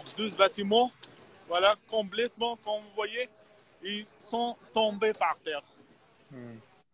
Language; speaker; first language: French; non-native, fluent; Arabic